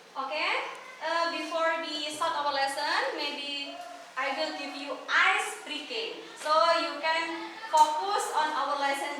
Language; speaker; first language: English; non-native, fluent; Indonesian